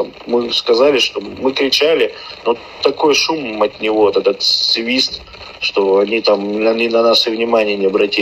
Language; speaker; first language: Russian; native; Russian